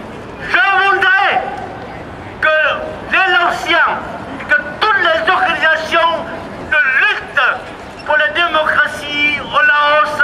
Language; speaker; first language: French; non-native, fluent; Lao